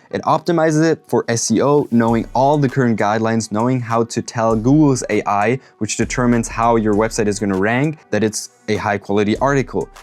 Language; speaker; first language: English; non-native, fluent; German